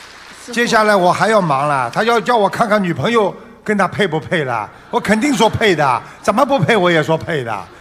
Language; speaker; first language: Chinese; non-native, local second language; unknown